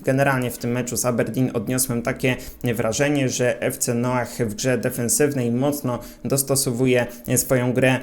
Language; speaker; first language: Polish; native; Polish